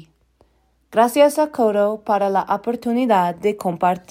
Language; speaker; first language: Spanish; non-native, learner; English